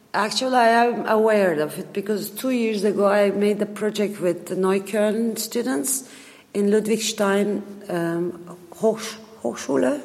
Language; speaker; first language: English; non-native, fluent; Turkish